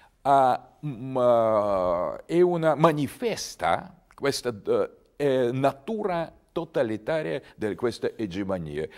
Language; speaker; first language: Italian; non-native, learner; Russian